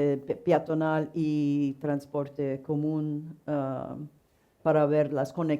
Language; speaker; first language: Spanish; non-native, fluent; English